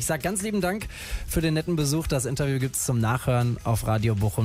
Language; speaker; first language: German; native; German